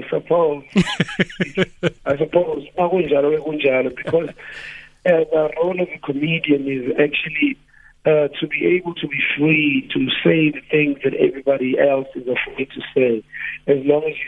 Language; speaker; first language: English; non-native, local second language; Zulu